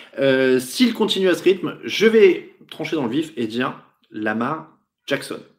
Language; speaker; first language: French; native; French